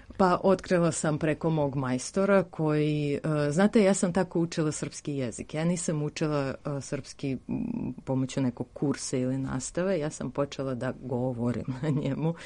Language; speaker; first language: Serbian; non-native, fluent; Russian